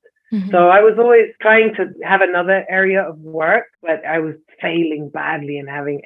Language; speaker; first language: English; native; English